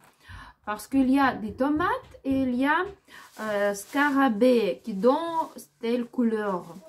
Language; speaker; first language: French; non-native, learner; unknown